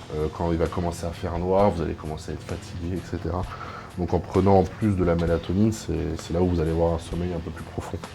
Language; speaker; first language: French; native; French